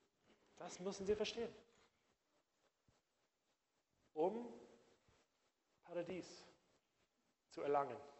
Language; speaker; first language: German; non-native, fluent; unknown